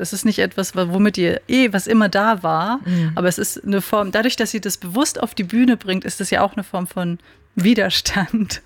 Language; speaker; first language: German; native; German